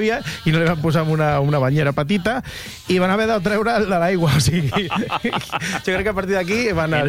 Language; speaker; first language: Catalan; native; Catalan